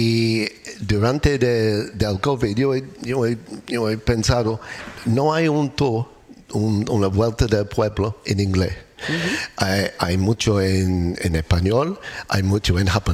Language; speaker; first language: Spanish; non-native, learner; English